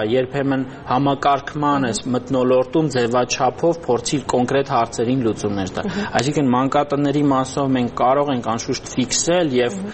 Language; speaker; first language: Armenian; native; Armenian